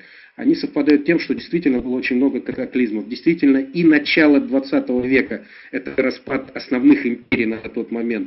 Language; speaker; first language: Russian; native; Russian